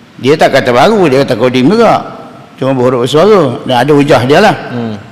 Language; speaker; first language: Malay; native; Malay